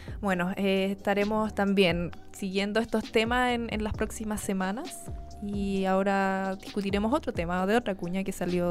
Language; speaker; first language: Spanish; native; Spanish